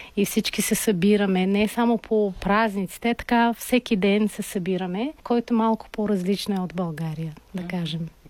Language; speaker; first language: Bulgarian; non-native, fluent; Tajik